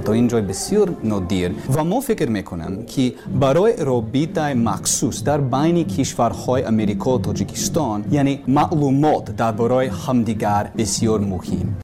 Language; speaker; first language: Persian; non-native, learner; English